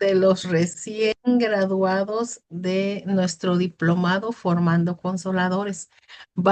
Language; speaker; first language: Spanish; native; Spanish